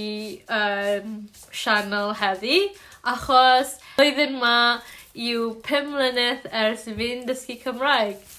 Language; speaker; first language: Welsh; non-native, learner; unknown